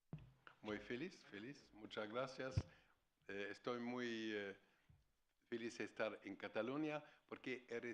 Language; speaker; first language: Spanish; non-native, fluent; German